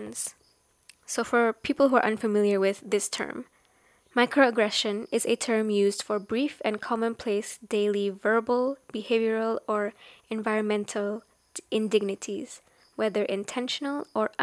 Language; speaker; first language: English; non-native, local second language; Malay